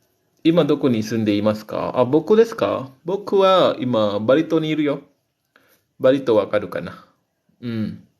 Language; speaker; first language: Japanese; non-native, fluent; Indonesian